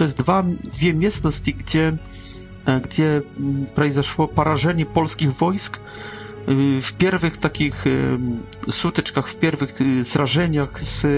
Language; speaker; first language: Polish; non-native, learner; Russian